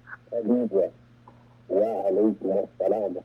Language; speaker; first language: Arabic; non-native, learner; English